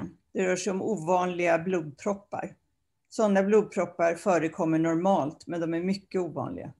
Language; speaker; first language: Swedish; native; Swedish